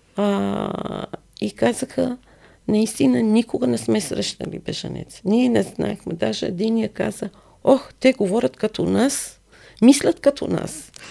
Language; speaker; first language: Bulgarian; non-native, fluent; Arabic